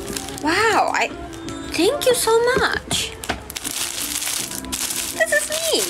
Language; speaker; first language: English; non-native, fluent; Thai